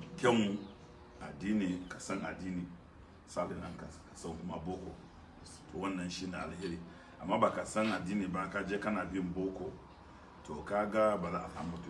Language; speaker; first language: Hausa; non-native, local second language; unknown